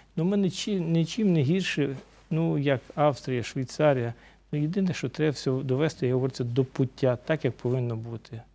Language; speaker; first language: Ukrainian; native; Ukrainian